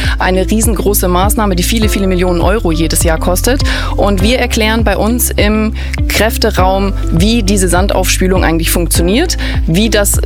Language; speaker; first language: German; native; German